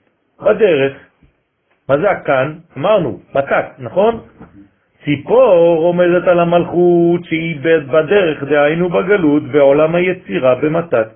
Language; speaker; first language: Hebrew; non-native, fluent; French